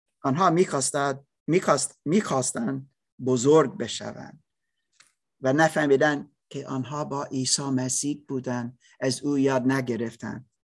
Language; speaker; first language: Persian; non-native, learner; English